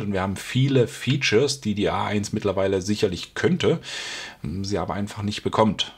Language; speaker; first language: German; native; German